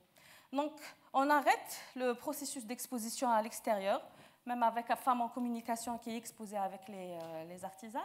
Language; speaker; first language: French; non-native, local second language; Arabic